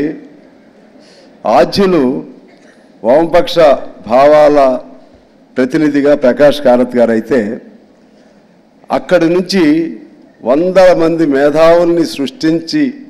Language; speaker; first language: Telugu; native; Telugu